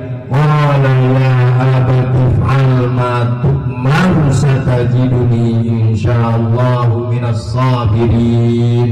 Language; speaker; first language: Indonesian; native; Indonesian